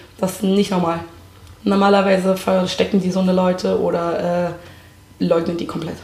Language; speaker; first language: German; native; German